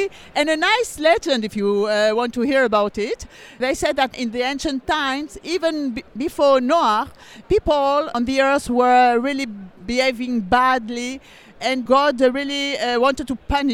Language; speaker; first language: English; non-native, fluent; French